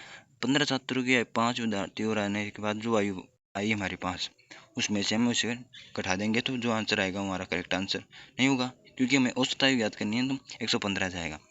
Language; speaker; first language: Hindi; native; Hindi